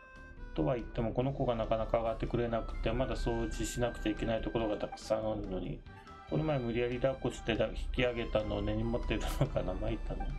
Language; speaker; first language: Japanese; native; Japanese